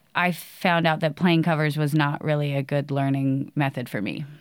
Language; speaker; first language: English; native; English